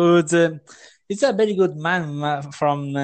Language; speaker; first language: English; non-native, learner; Spanish